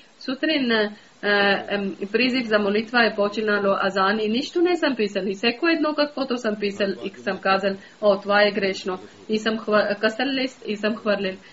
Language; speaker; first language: Bulgarian; non-native, learner; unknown